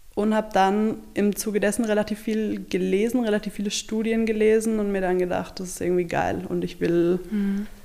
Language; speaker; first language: German; native; German